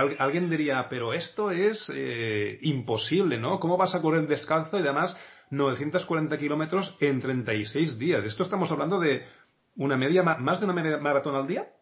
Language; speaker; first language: Spanish; non-native, local second language; Catalan